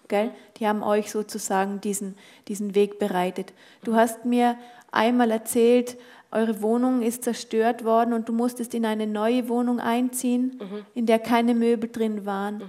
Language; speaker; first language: German; native; German